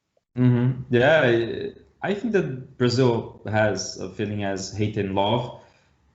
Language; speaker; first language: English; non-native, learner; Portuguese